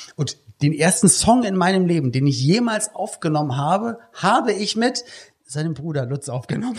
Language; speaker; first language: German; native; German